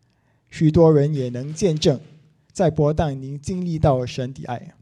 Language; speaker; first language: Chinese; non-native, local second language; English